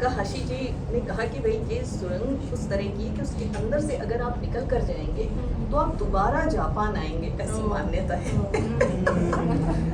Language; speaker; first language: Hindi; native; Hindi